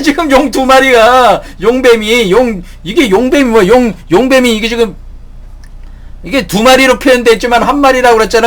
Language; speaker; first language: Korean; native; Korean